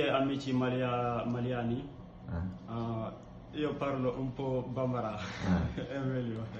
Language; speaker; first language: Italian; non-native, learner; Bambara